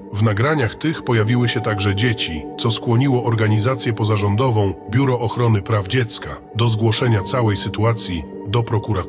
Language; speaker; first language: Polish; native; Polish